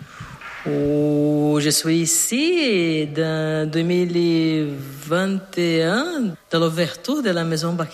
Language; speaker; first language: French; non-native, learner; Portuguese